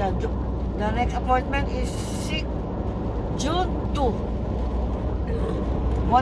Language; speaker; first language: English; non-native, learner; Filipino